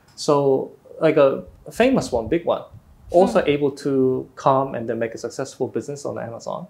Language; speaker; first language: English; non-native, fluent; Korean